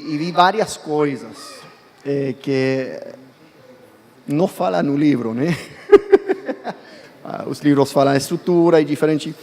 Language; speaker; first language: Portuguese; non-native, fluent; English